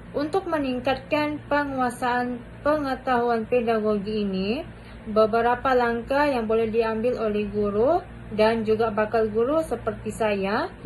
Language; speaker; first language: Malay; native; Malay